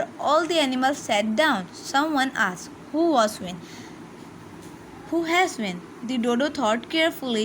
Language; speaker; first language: English; non-native, local second language; Urdu